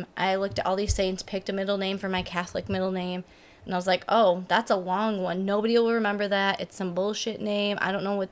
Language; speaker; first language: English; native; English